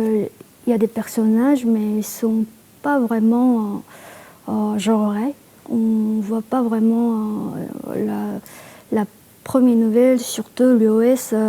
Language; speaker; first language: French; non-native, fluent; Korean